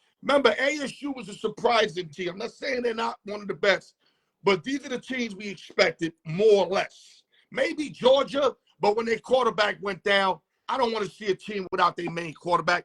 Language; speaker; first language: English; native; English